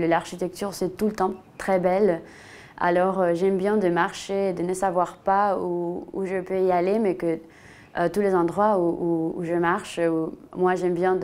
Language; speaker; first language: French; non-native, fluent; Spanish